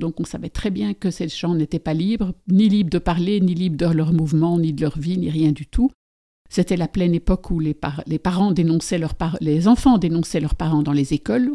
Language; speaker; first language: French; native; French